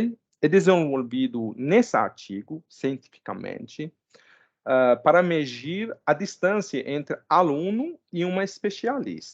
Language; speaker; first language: Portuguese; non-native, fluent; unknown